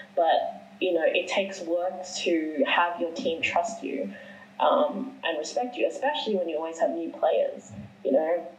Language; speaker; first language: English; early bilingual, other home language; Chinese